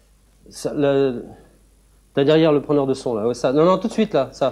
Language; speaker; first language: French; native; French